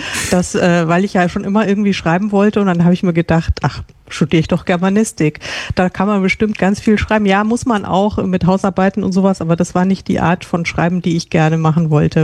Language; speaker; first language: German; native; German